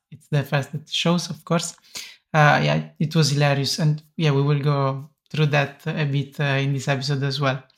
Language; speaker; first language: English; non-native, fluent; Italian